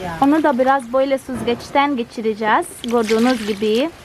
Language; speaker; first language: Turkish; non-native, fluent; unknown